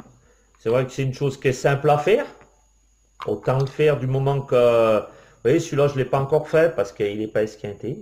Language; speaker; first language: French; native; French